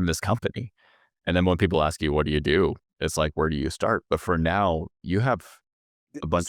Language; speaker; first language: English; native; English